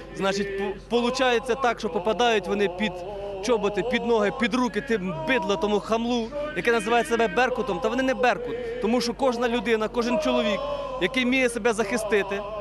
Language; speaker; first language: Ukrainian; native; Ukrainian